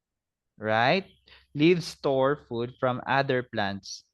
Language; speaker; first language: English; non-native, fluent; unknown